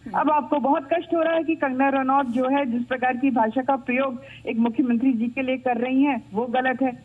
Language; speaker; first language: Hindi; native; Hindi